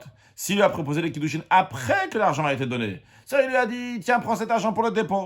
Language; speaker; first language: French; native; French